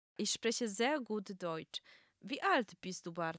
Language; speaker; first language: German; non-native, fluent; Polish